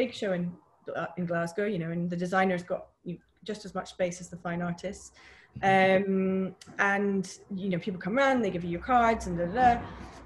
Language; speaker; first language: English; native; English